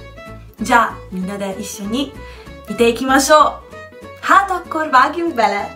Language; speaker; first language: Japanese; non-native, fluent; Hungarian